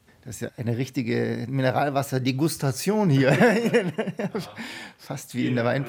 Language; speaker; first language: German; native; German